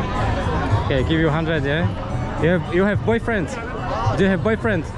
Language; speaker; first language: English; non-native, learner; Slovak